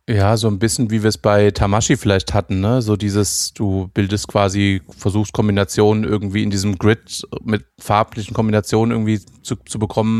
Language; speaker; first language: German; native; German